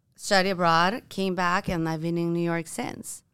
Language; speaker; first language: English; non-native, fluent; Spanish